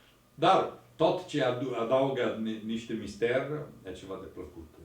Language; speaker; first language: Romanian; non-native, learner; Italian